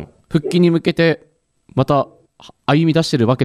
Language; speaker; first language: Japanese; native; Japanese